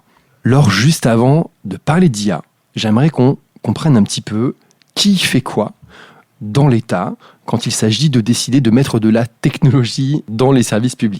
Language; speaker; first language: French; native; French